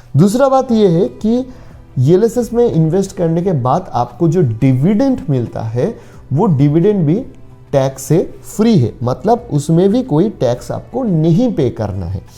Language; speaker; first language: Hindi; non-native, local second language; Bangla